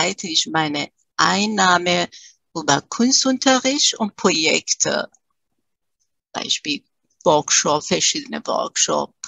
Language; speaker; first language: German; early bilingual, other home language; Persian